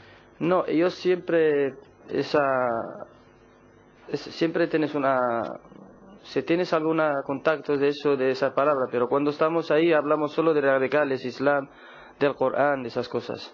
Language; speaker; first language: Spanish; non-native, learner; Arabic